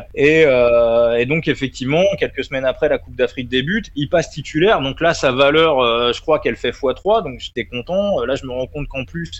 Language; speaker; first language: French; native; French